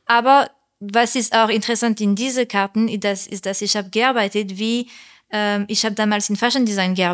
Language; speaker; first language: German; non-native, learner; French